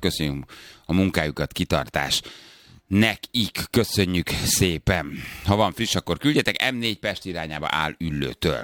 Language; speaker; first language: Hungarian; native; Hungarian